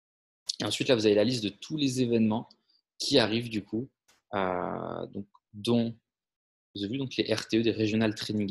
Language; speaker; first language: French; native; French